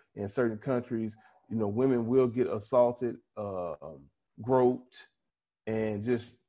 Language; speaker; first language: English; native; English